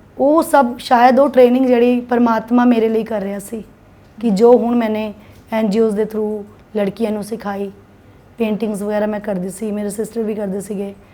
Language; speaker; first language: Punjabi; non-native, local second language; Hindi